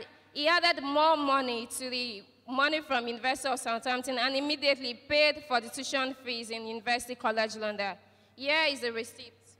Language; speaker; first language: English; non-native, local second language; Yoruba